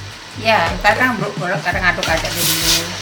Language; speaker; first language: Indonesian; native; Indonesian